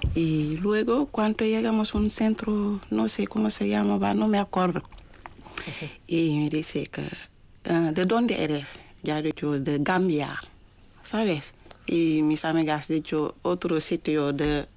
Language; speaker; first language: Spanish; non-native, learner; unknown